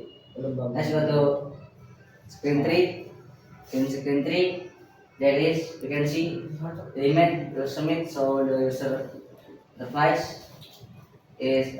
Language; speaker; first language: English; non-native, learner; Indonesian